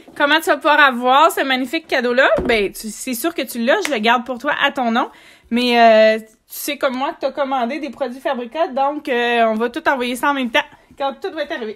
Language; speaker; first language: French; native; French